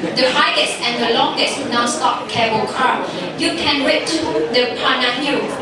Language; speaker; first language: English; non-native, learner; Vietnamese